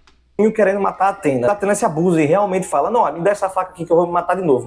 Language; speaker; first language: Portuguese; native; Portuguese